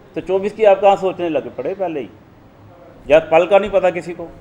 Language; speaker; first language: Hindi; non-native, local second language; Punjabi